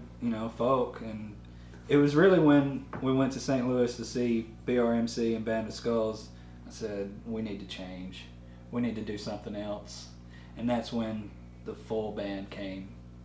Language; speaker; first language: English; native; English